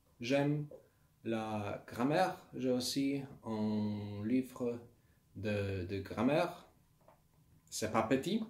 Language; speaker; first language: French; non-native, learner; Polish